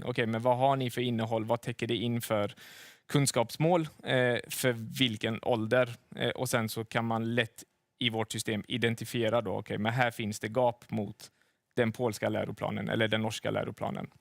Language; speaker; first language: Swedish; native; Swedish